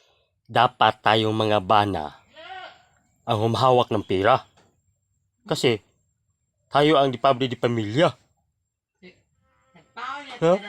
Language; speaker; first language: Filipino; non-native, local second language; Cebuano